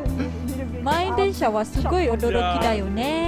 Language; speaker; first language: Japanese; non-native, fluent; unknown